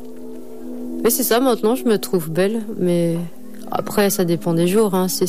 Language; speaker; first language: French; native; French